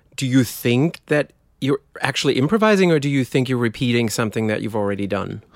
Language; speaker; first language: English; non-native, fluent; German